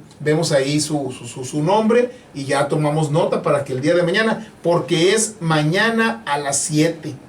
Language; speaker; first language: Spanish; native; Spanish